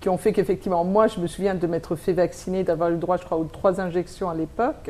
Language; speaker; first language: French; native; French